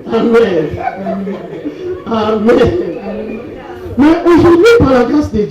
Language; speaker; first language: French; non-native, local second language; Lingala